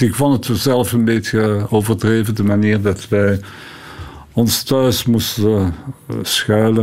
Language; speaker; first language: Dutch; non-native, local second language; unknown